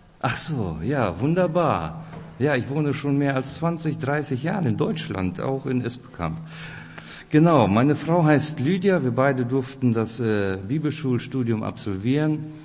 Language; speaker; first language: German; early bilingual, other home language; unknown